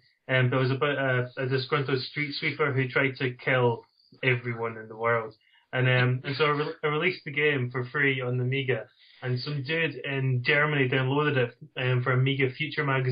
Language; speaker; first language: English; native; English